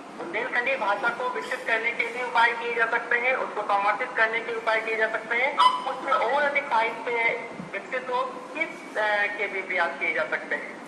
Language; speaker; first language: Hindi; native; Hindi